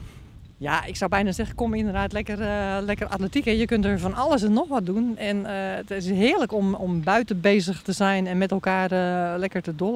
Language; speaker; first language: Dutch; native; Dutch